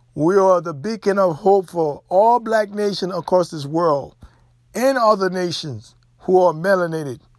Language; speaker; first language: English; non-native, fluent; Haitian Creole